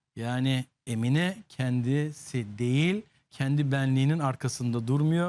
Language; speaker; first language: Turkish; native; Turkish